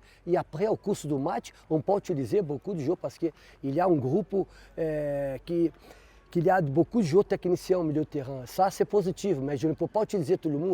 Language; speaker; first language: French; non-native, fluent; Portuguese